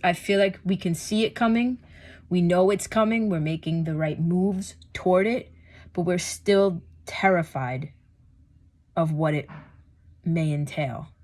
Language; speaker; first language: English; native; English